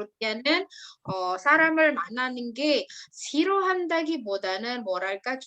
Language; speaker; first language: Korean; non-native, fluent; Indonesian